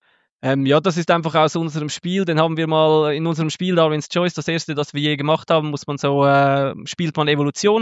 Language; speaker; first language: German; native; German